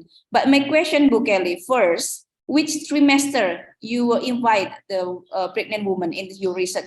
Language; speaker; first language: English; non-native, fluent; Indonesian